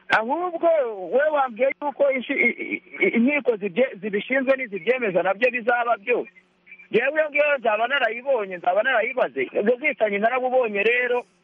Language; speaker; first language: Kinyarwanda; early bilingual, heritage; Kinyarwanda